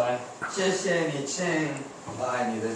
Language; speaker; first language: Chinese; non-native, learner; English